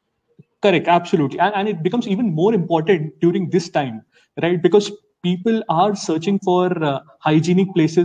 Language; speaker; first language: English; non-native, local second language; Hindi